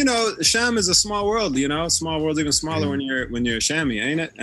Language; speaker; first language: English; native; English